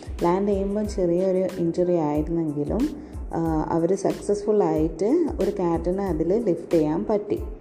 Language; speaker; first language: English; non-native, local second language; Malayalam